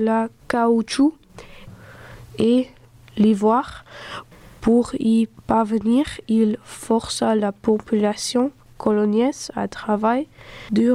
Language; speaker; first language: French; early bilingual, other home language; Dutch